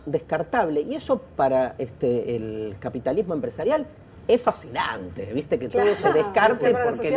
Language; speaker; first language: Spanish; native; Spanish